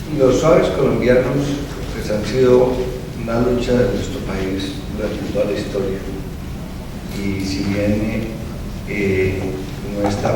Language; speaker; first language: Spanish; native; Spanish